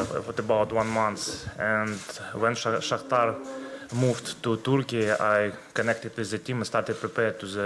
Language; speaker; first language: English; non-native, learner; Ukrainian